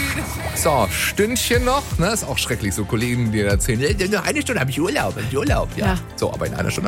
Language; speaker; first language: German; native; German